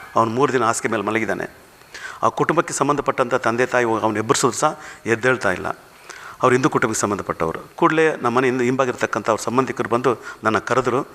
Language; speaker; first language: Kannada; non-native, local second language; Tamil